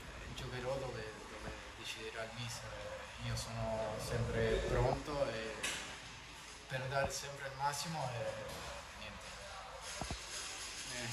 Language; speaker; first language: Italian; non-native, fluent; Spanish